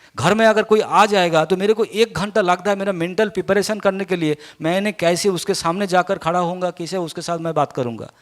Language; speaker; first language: Hindi; non-native, local second language; Bangla